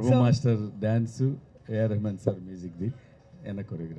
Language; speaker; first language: Tamil; non-native, learner; Telugu